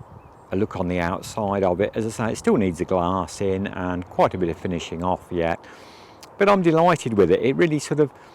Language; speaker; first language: English; native; English